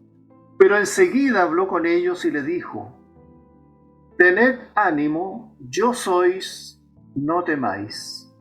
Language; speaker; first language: Spanish; native; Spanish